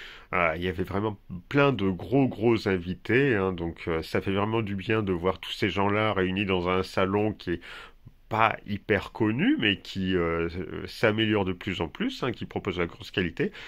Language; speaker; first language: French; native; French